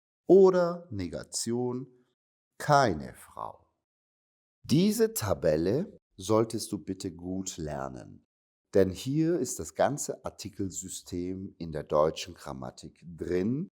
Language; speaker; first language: German; non-native, fluent; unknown